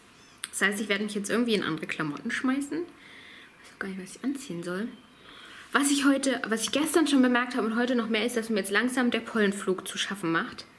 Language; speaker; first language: German; native; German